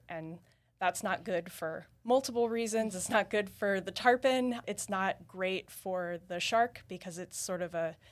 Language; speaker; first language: English; native; English